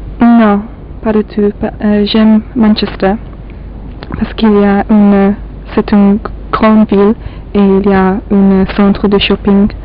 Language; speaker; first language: French; non-native, learner; Polish